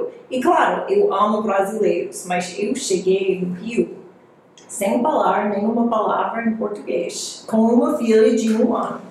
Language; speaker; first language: Portuguese; non-native, fluent; English